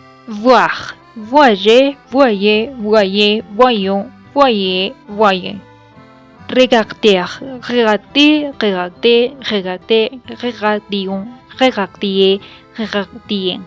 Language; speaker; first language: French; non-native, learner; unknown